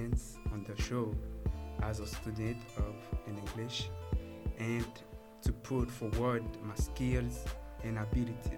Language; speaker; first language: English; non-native, learner; Haitian Creole